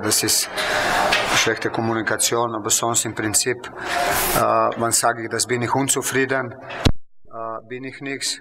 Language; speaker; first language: German; non-native, fluent; Slovenian